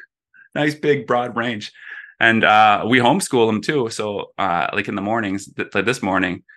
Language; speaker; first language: English; native; English